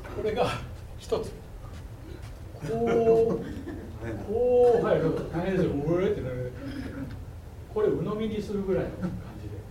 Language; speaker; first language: Japanese; native; Japanese